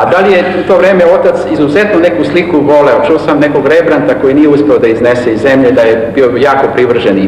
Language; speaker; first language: Bosnian; native; Bosnian